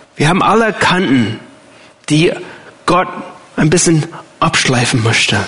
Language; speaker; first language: German; non-native, fluent; English